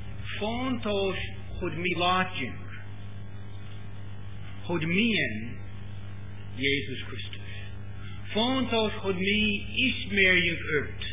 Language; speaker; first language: Hungarian; non-native, learner; English